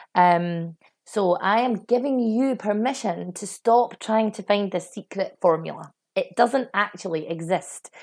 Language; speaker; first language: English; native; English